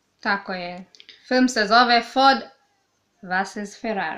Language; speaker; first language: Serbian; non-native, learner; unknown